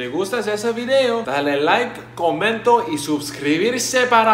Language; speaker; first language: Spanish; non-native, learner; English